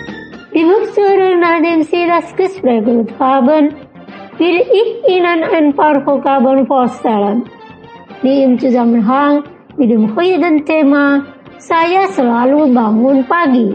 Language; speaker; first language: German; non-native, fluent; Indonesian